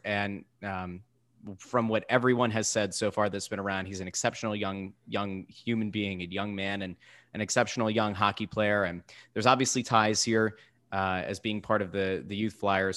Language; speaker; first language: English; native; English